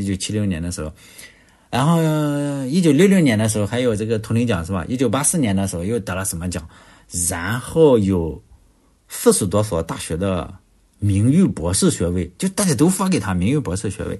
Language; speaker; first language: Chinese; native; Chinese